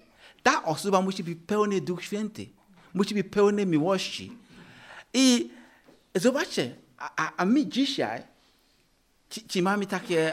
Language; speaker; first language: Polish; non-native, learner; Ukrainian